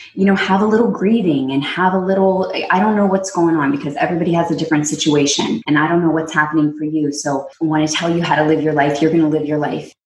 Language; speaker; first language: English; native; English